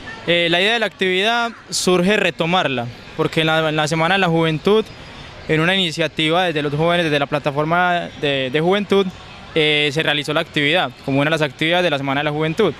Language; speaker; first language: Spanish; native; Spanish